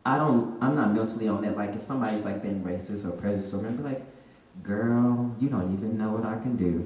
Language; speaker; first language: English; native; English